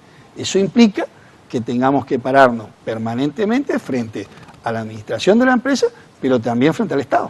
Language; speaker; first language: Spanish; native; Spanish